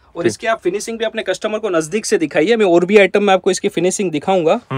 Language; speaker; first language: Hindi; non-native, local second language; Gujarati